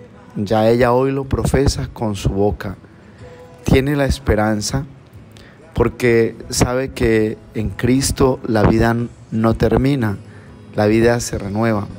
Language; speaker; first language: Spanish; native; Spanish